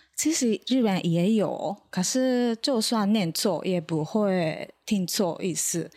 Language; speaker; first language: Chinese; non-native, fluent; Japanese